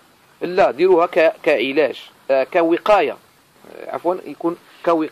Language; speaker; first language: Arabic; native; Arabic